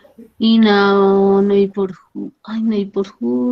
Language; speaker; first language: English; non-native, learner; Spanish